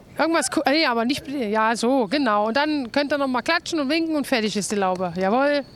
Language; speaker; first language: German; native; German